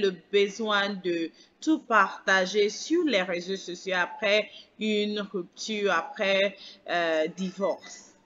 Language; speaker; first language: French; non-native, fluent; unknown